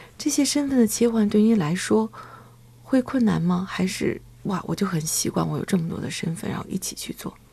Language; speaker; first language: Chinese; native; Chinese